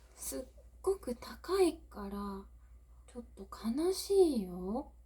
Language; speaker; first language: Japanese; non-native, learner; English